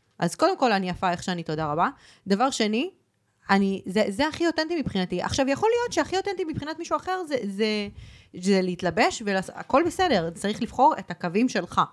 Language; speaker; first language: Hebrew; early bilingual, other home language; Spanish